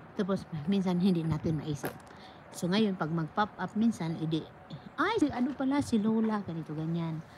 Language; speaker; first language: Filipino; non-native, local second language; Cebuano